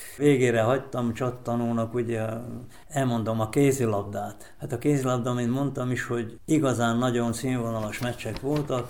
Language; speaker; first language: Hungarian; native; Hungarian